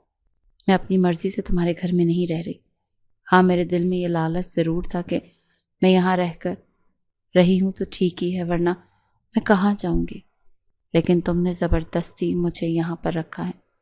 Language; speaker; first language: Urdu; native; Urdu